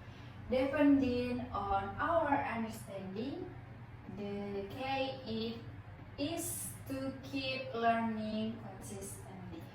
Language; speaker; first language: English; non-native, learner; Indonesian